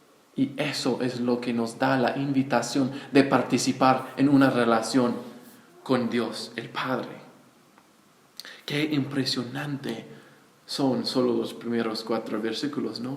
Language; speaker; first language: Spanish; non-native, fluent; English